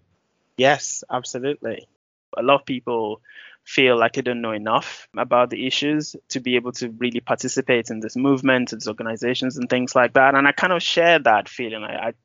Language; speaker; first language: English; non-native, local second language; Yoruba